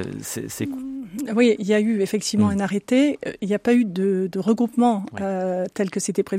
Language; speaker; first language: French; native; French